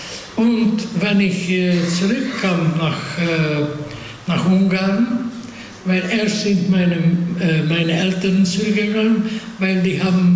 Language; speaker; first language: German; non-native, fluent; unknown